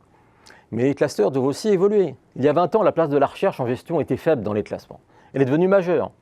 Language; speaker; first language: French; native; French